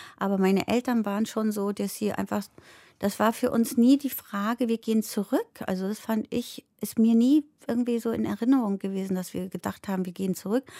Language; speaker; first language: German; early bilingual, other home language; Turkish